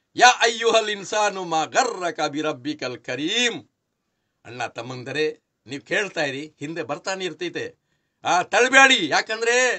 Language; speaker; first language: Kannada; non-native, local second language; Urdu